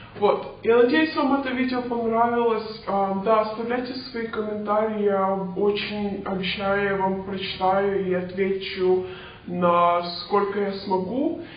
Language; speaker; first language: Russian; early bilingual, other home language; Romanian